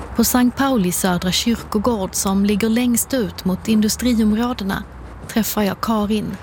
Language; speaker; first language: Swedish; native; Swedish